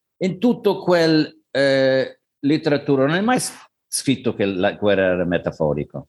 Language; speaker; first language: Italian; non-native, learner; English